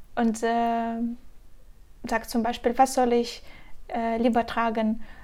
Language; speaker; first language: German; non-native, fluent; Russian